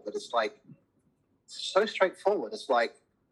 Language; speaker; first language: English; native; English